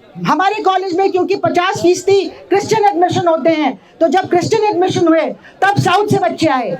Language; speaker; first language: Hindi; native; Hindi